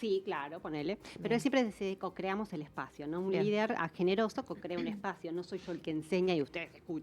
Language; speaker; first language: Spanish; native; Spanish